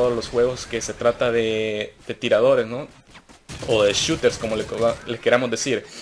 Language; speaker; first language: Spanish; native; Spanish